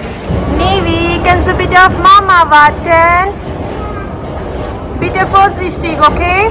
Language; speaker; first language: German; non-native, learner; Telugu